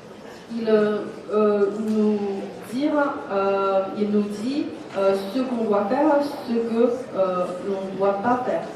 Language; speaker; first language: French; non-native, fluent; Chinese